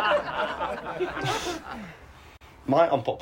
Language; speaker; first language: English; native; English